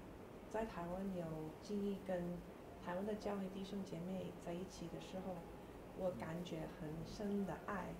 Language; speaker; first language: Chinese; early bilingual, heritage; English